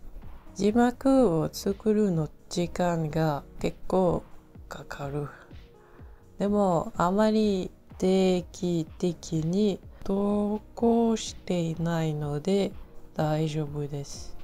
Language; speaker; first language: Japanese; non-native, learner; French